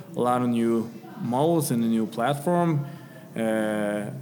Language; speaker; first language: English; non-native, fluent; Swedish